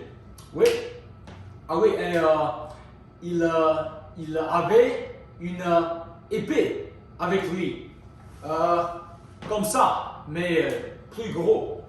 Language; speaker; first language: French; non-native, learner; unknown